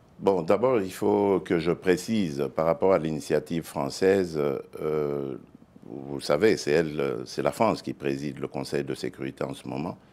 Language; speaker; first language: French; non-native, local second language; Luba-Lulua